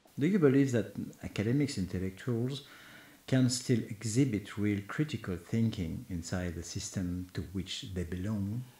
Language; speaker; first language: English; non-native, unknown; French